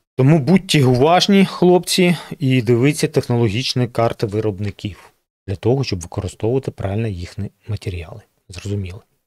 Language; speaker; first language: Ukrainian; non-native, local second language; Russian